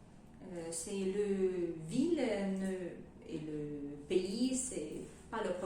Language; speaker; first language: French; non-native, learner; Russian